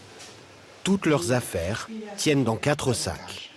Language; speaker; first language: French; native; French